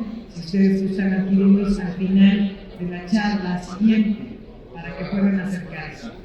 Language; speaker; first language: Spanish; native; Spanish